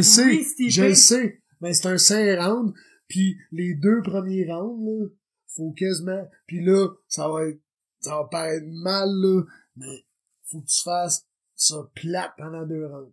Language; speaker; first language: French; native; French